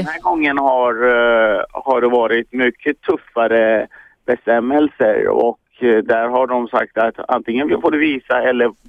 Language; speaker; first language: Swedish; early bilingual, other home language; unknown